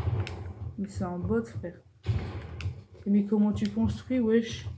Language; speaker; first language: French; native; French